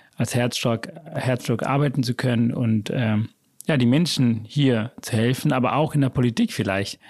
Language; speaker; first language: German; early bilingual, other home language; Sinhala